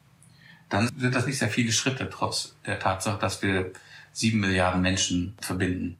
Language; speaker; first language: German; native; German